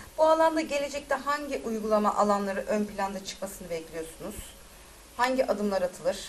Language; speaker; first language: Turkish; native; Turkish